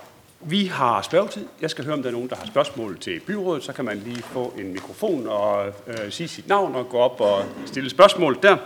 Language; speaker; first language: Danish; native; Danish